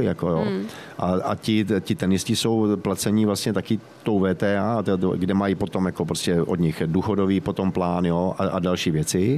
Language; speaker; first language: Czech; native; Czech